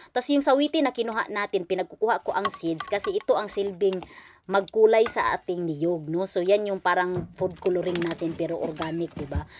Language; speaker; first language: Filipino; non-native, local second language; Cebuano